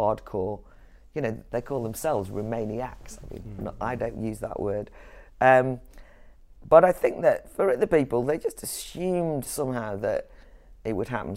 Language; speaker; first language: English; native; English